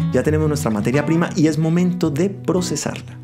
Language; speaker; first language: Spanish; native; Spanish